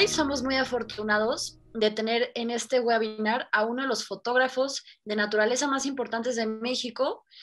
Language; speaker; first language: Spanish; native; Spanish